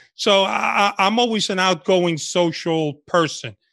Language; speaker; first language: English; early bilingual, other home language; Spanish